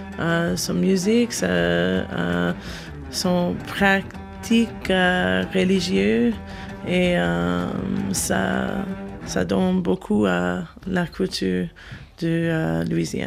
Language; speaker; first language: French; non-native, learner; English